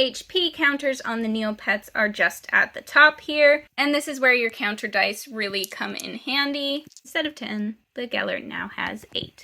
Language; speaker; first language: English; native; English